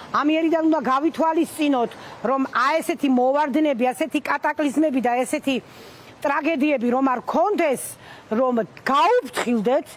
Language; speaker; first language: Georgian; native; Georgian